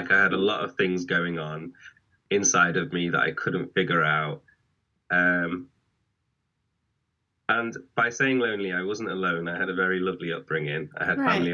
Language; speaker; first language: English; native; English